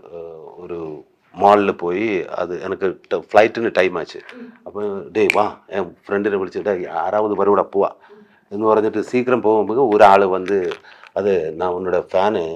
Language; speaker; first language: Tamil; non-native, learner; Malayalam